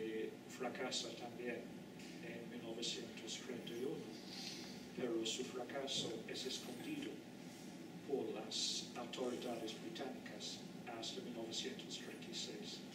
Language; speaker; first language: Spanish; non-native, fluent; English